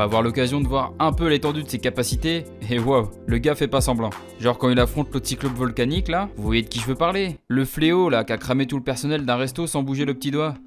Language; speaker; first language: French; native; French